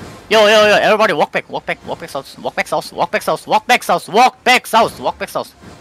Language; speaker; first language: English; non-native, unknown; Korean